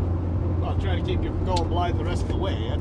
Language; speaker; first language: English; native; English